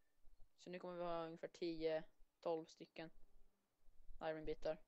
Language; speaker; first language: Swedish; native; Swedish